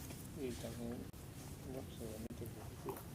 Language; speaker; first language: Spanish; native; Spanish